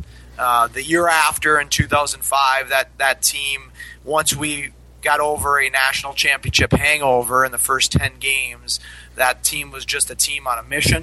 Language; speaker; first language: English; native; English